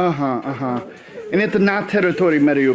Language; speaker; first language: Russian; non-native, learner; English